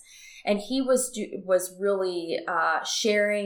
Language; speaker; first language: English; native; English